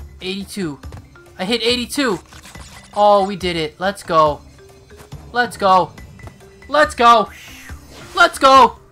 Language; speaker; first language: English; native; English